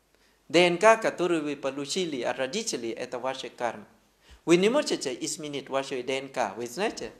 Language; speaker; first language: Russian; non-native, fluent; Thai